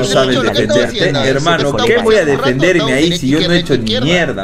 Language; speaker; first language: Spanish; native; Spanish